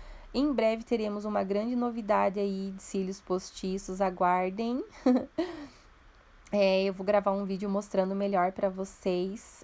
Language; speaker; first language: Portuguese; native; Portuguese